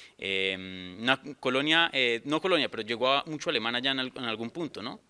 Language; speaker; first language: Spanish; native; Spanish